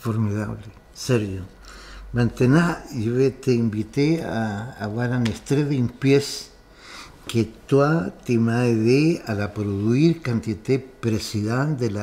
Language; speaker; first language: French; non-native, fluent; Spanish